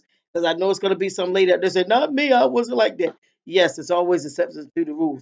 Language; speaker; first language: English; native; English